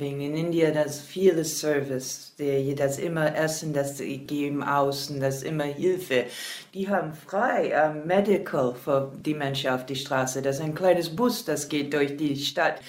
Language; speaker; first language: German; non-native, learner; English